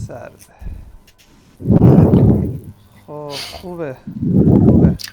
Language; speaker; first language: Persian; non-native, fluent; Urdu